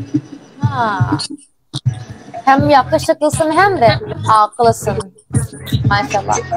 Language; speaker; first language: Turkish; non-native, learner; Indonesian